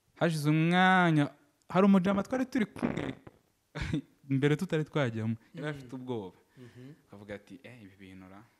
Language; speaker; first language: Kinyarwanda; native; Kinyarwanda